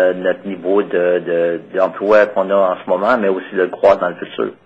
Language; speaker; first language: French; native; French